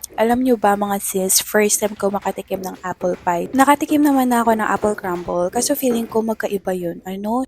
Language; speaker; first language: Filipino; native; Filipino